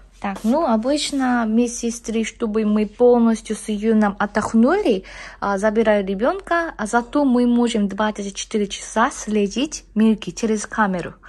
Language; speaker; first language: Russian; non-native, learner; Korean